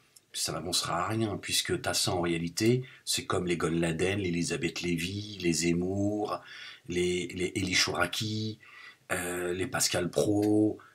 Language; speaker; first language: French; native; French